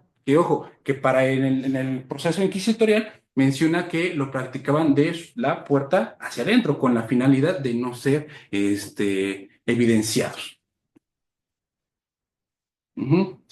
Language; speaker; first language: Spanish; native; Spanish